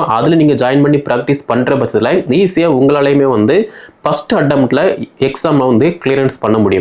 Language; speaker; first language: Tamil; native; Tamil